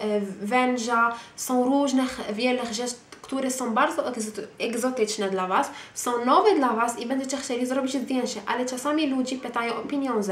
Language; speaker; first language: Polish; non-native, fluent; Arabic